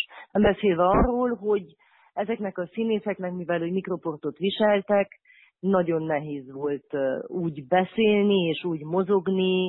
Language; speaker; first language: Hungarian; native; Hungarian